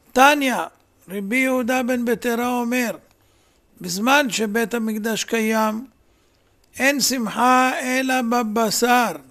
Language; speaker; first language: Hebrew; native; Hebrew